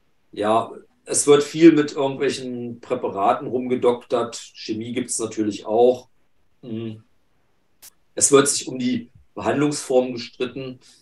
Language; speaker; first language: German; native; German